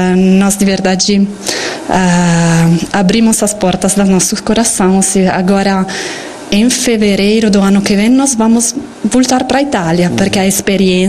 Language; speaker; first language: Portuguese; non-native, fluent; Italian